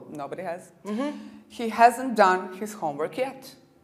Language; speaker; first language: English; non-native, fluent; Serbian